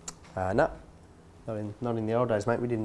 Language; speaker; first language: English; native; English